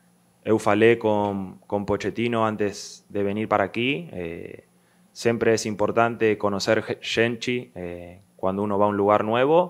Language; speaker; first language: Portuguese; non-native, learner; Spanish